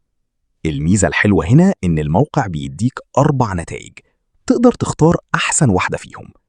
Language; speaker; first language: Arabic; native; Arabic